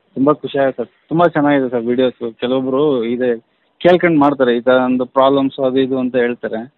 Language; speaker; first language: Kannada; native; Kannada